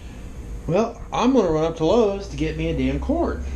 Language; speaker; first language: English; native; English